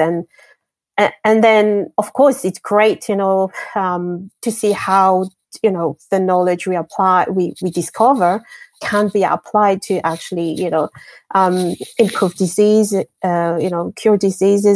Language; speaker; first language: English; non-native, fluent; French